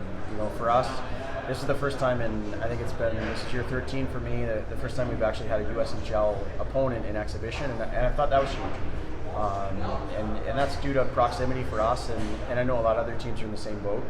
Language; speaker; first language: English; native; English